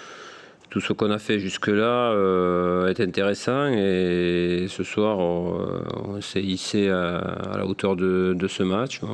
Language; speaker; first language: French; native; French